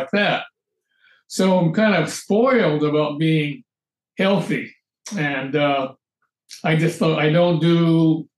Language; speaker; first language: English; native; English